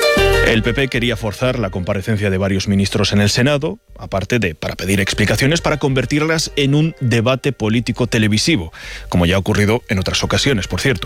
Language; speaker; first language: Spanish; native; Spanish